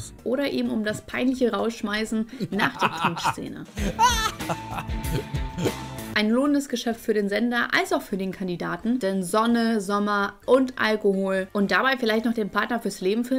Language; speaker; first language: German; native; German